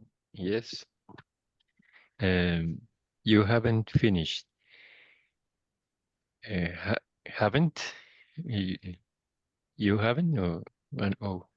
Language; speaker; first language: English; non-native, learner; Spanish